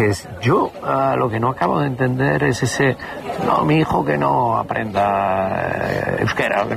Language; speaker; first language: Spanish; native; Spanish